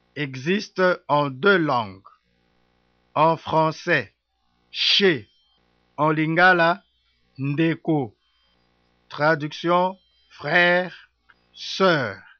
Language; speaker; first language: French; non-native, local second language; Lingala